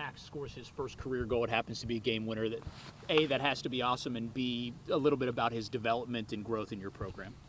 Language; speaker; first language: English; native; English